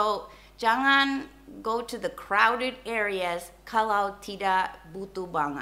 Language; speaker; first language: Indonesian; non-native, fluent; English